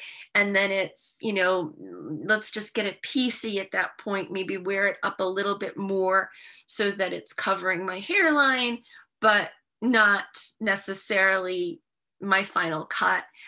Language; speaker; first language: English; native; English